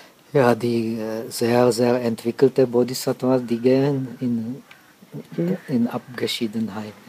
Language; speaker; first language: German; non-native, fluent; Czech